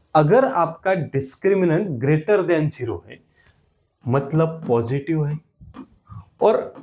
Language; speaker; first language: Hindi; non-native, local second language; Marathi